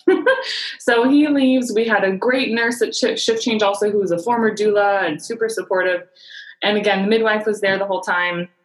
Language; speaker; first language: English; native; English